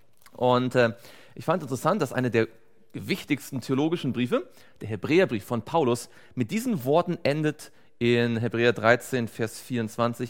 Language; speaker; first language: German; native; German